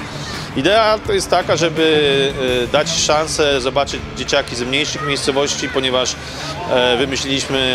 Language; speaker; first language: Polish; native; Polish